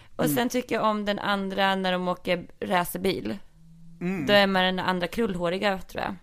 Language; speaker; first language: Swedish; native; Swedish